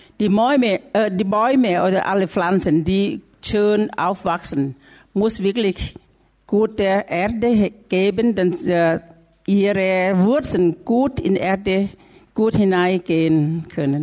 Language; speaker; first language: German; non-native, learner; Thai